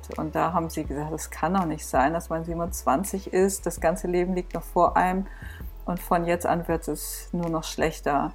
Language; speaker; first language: German; native; German